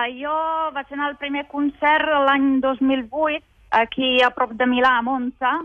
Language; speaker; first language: Catalan; non-native, fluent; Italian